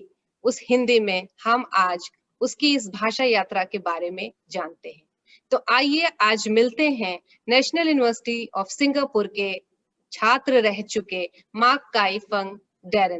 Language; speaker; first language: Hindi; native; Hindi